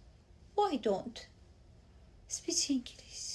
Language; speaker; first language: English; non-native, learner; Persian